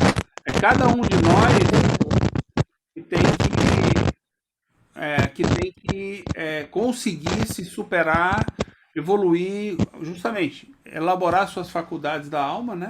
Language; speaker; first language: Portuguese; native; Portuguese